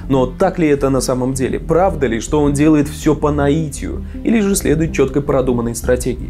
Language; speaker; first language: Russian; native; Russian